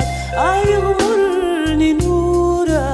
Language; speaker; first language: Spanish; native; Spanish